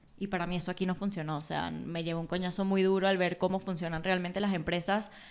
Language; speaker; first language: Spanish; native; Spanish